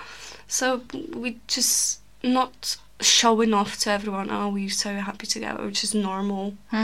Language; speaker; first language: English; non-native, fluent; Polish